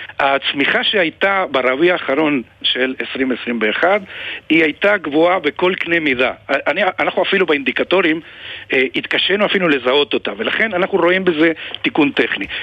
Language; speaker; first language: Hebrew; non-native, fluent; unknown